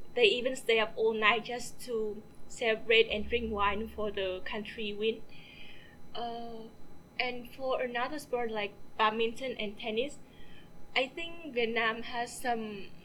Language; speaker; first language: English; non-native, fluent; Vietnamese